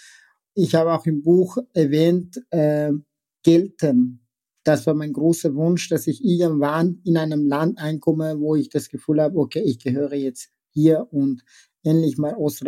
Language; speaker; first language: German; non-native, fluent; Persian